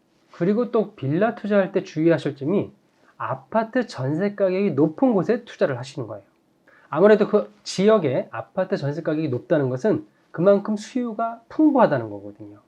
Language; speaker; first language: Korean; native; Korean